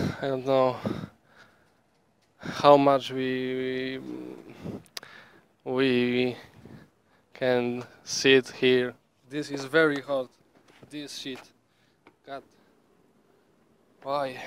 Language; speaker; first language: English; non-native, learner; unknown